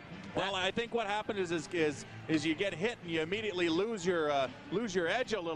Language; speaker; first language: English; native; English